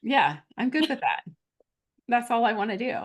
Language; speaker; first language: English; native; English